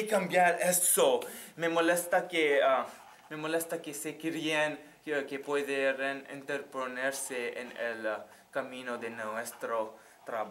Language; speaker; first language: Spanish; non-native, learner; English